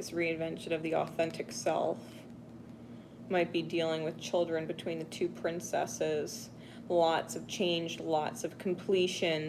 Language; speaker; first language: English; native; English